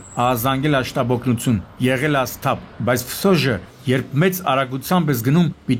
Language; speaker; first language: Armenian; native; Armenian